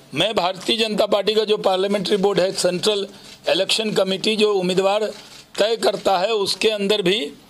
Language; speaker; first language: Hindi; native; Hindi